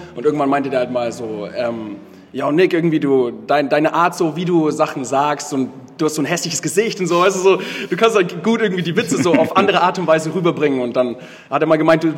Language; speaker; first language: German; native; German